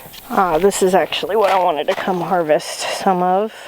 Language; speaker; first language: English; native; English